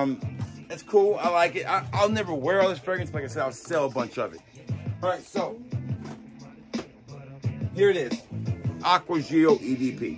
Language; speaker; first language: English; native; English